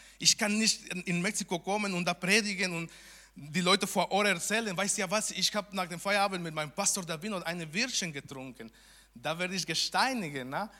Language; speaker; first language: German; non-native, fluent; Spanish